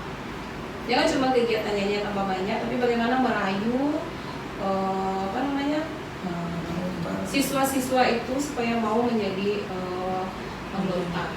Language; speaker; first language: Indonesian; non-native, local second language; Minangkabau